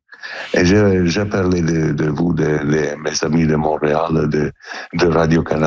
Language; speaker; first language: French; non-native, learner; Italian